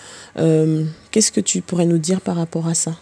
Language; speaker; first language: French; native; French